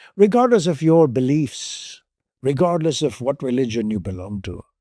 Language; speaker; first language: English; non-native, local second language; Filipino